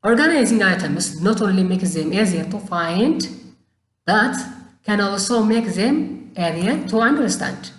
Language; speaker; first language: English; non-native, local second language; Amharic